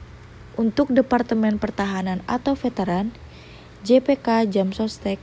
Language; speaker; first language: Indonesian; native; Indonesian